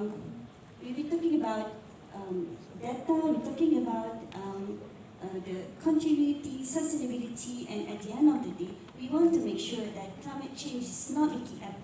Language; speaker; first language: English; non-native, local second language; Malay